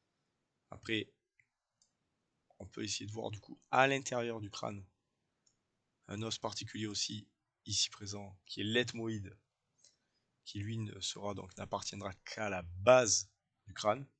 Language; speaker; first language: French; native; French